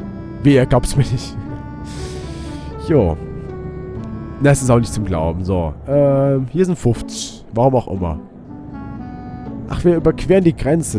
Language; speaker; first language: German; native; German